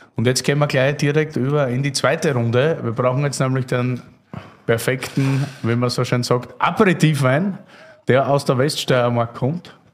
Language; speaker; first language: German; native; German